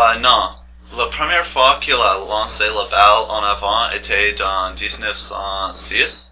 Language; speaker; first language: French; non-native, learner; English